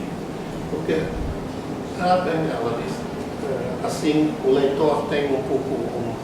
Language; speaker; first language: Portuguese; non-native, fluent; Dutch